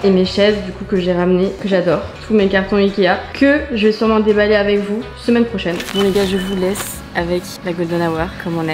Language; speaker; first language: French; native; French